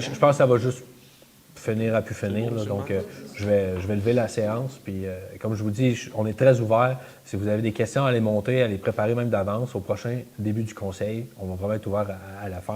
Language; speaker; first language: French; native; French